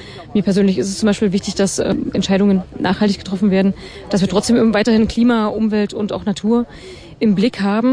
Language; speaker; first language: German; native; German